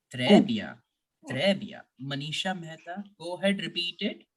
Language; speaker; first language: French; non-native, fluent; Hindi